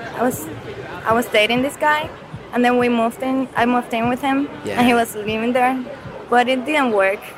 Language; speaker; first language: English; non-native, fluent; Spanish